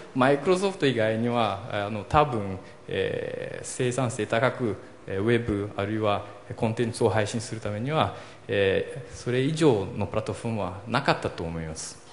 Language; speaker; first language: Japanese; early bilingual, heritage; Portuguese